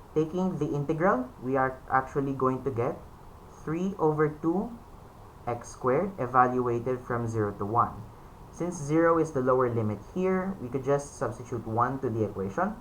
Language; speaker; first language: English; non-native, local second language; Filipino